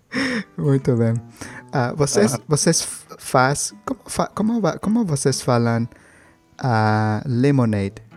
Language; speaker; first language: Portuguese; non-native, learner; Spanish